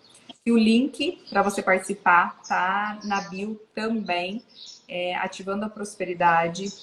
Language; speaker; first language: Portuguese; native; Portuguese